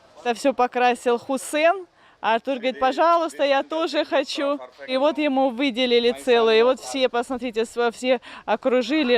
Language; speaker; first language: Russian; native; Russian